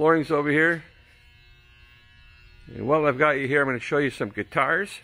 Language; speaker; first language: English; native; English